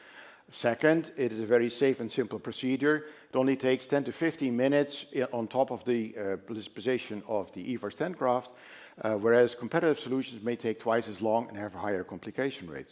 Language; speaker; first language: English; non-native, fluent; Dutch